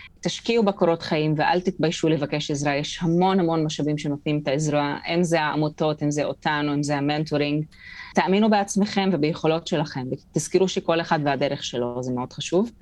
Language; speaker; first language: Hebrew; non-native, local second language; Arabic